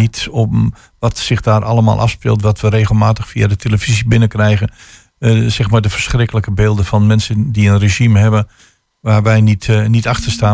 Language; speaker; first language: Dutch; native; Dutch